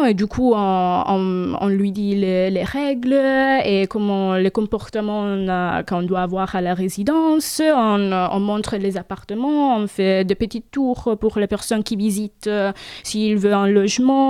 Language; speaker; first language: French; non-native, fluent; Italian